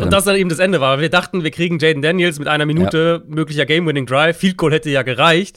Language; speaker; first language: German; native; German